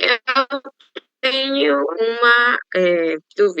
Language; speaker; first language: Portuguese; non-native, learner; Spanish